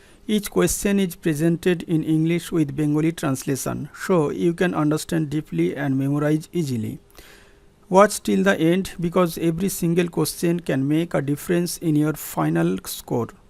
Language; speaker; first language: English; non-native, local second language; Bangla